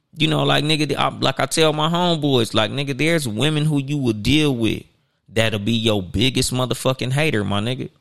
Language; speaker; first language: English; native; English